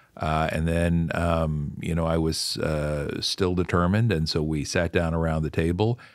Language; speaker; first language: English; native; English